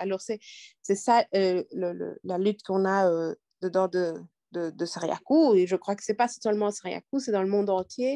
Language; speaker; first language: French; non-native, fluent; Quechua